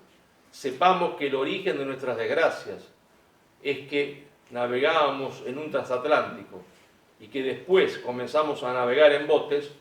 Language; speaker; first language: Spanish; native; Spanish